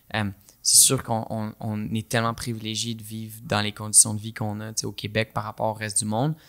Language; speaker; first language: French; native; French